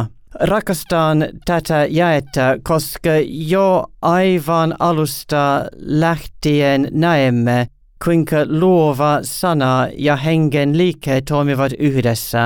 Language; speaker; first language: Finnish; non-native, learner; English